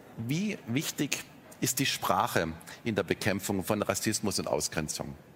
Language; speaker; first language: German; native; German